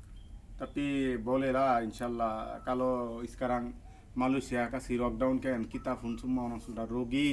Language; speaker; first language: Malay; non-native, learner; Bangla